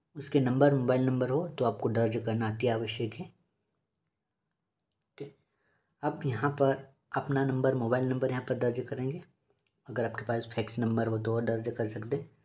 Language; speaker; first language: Hindi; native; Hindi